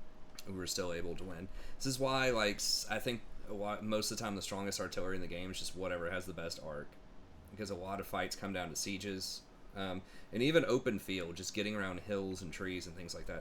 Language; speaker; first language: English; native; English